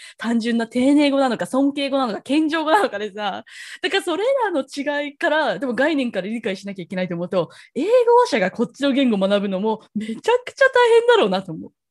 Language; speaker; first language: Japanese; native; Japanese